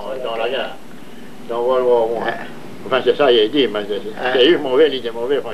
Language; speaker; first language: French; native; French